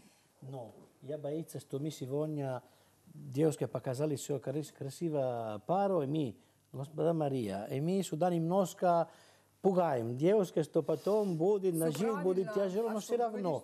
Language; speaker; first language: Russian; non-native, learner; Italian